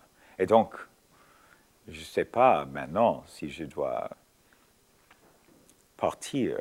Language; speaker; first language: French; non-native, fluent; English